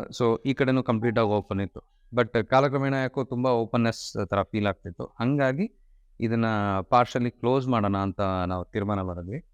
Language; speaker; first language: Kannada; non-native, local second language; Malayalam